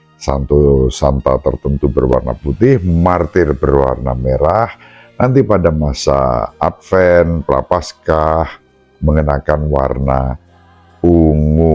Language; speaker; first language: Indonesian; native; Indonesian